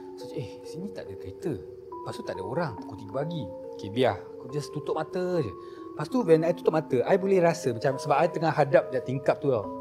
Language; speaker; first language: Malay; non-native, local second language; Chinese